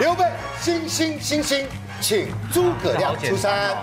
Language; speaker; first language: Chinese; native; Chinese